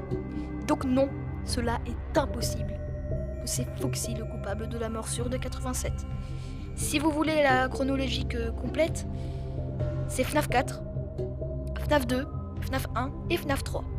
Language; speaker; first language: French; native; French